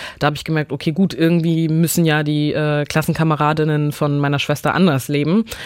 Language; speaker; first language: German; early bilingual, other home language; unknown